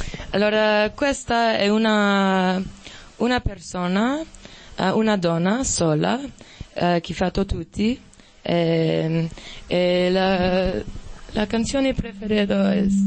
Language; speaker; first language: Italian; non-native, learner; English